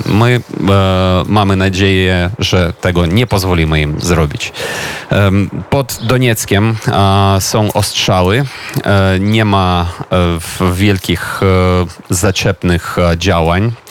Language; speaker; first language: Polish; non-native, fluent; Ukrainian